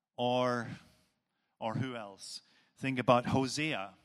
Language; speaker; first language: English; native; English